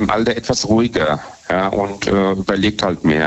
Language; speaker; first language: German; native; German